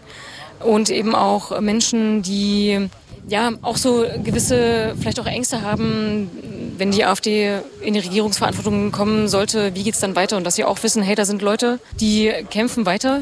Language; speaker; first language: German; native; German